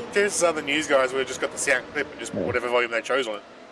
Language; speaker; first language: English; native; English